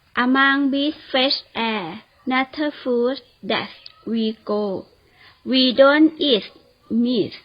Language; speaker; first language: English; non-native, learner; Thai